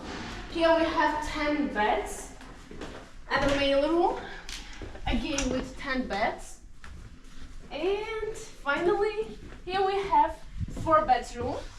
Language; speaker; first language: English; non-native, learner; Armenian